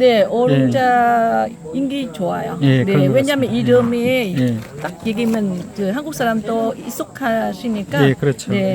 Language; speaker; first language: Korean; non-native, fluent; Vietnamese